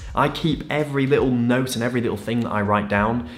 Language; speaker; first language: English; native; English